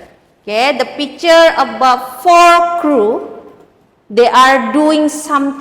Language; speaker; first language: English; non-native, fluent; Indonesian